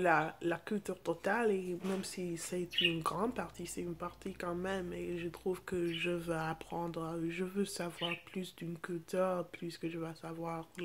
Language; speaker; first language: French; non-native, fluent; English